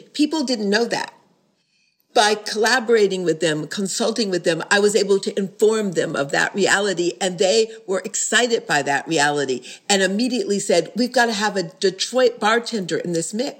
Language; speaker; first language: English; native; English